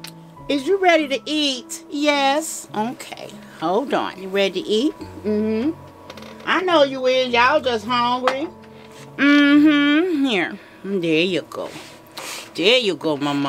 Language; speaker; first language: English; native; English